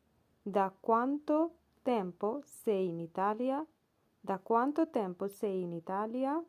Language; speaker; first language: Italian; non-native, learner; Bangla